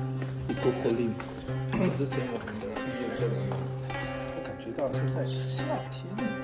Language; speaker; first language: Chinese; non-native, learner; English